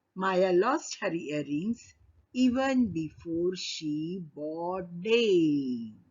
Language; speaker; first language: English; non-native, local second language; Marathi